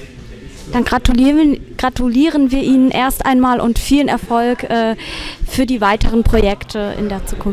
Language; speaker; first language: German; native; German